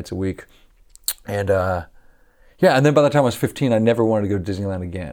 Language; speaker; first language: English; native; English